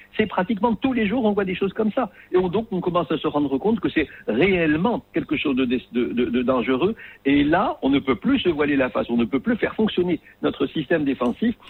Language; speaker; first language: French; non-native, local second language; Arabic